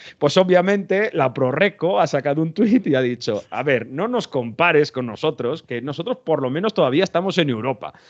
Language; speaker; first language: Spanish; native; Spanish